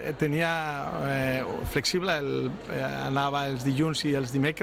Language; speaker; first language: Catalan; non-native, local second language; Spanish